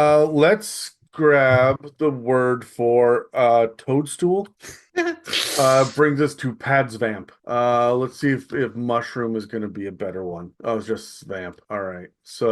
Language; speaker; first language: English; native; English